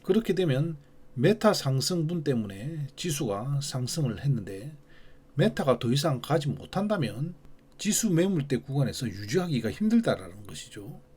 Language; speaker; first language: Korean; native; Korean